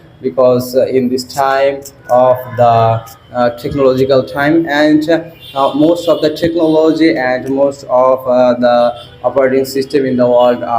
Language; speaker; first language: English; non-native, learner; Bangla